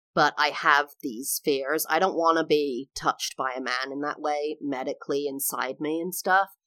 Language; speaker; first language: English; native; English